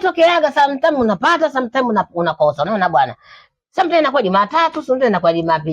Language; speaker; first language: Swahili; native; Swahili